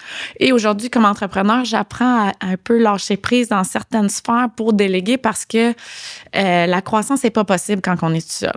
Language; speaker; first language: French; native; French